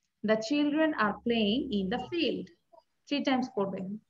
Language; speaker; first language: English; non-native, local second language; Bangla